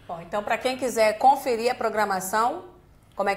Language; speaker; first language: Portuguese; native; Portuguese